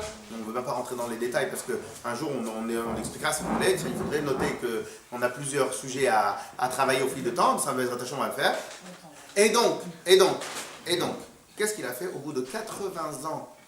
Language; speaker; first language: French; native; French